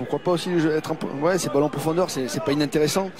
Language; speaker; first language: French; native; French